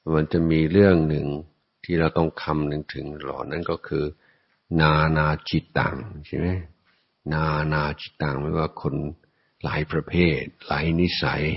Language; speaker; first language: Thai; non-native, fluent; English